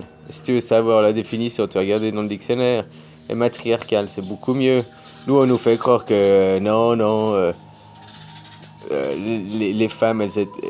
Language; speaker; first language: French; native; French